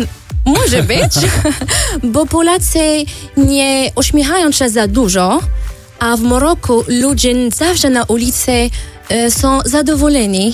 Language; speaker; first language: Polish; non-native, learner; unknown